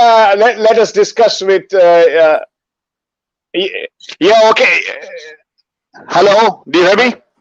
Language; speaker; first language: English; non-native, local second language; Bangla